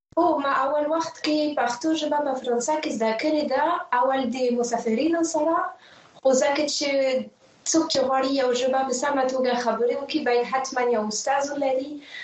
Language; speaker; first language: Pashto; non-native, fluent; French